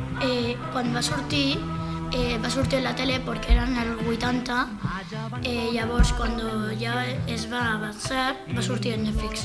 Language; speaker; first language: Catalan; non-native, local second language; Spanish